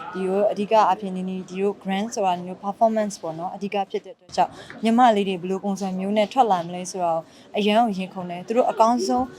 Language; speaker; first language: Burmese; native; Burmese